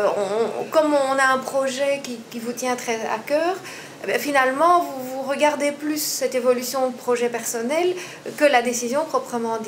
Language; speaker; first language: French; native; French